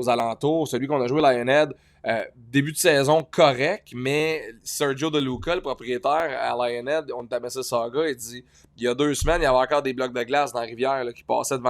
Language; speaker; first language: French; native; French